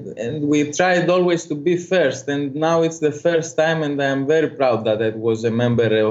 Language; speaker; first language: English; non-native, fluent; Greek